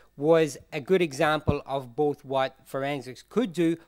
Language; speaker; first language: English; native; English